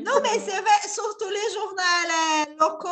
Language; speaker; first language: French; non-native, fluent; Portuguese